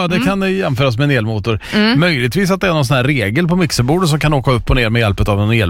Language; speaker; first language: Swedish; native; Swedish